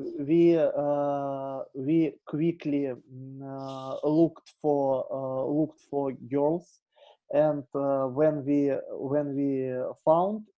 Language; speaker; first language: English; non-native, learner; Russian